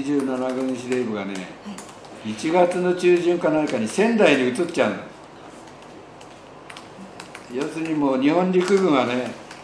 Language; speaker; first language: Japanese; native; Japanese